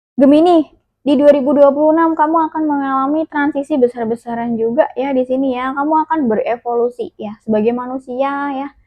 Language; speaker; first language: Indonesian; native; Indonesian